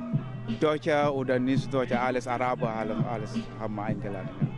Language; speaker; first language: German; non-native, learner; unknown